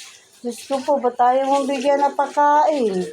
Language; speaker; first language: Filipino; native; Filipino